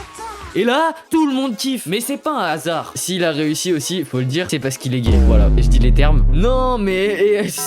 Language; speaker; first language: French; native; French